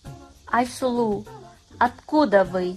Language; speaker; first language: Russian; non-native, fluent; Kazakh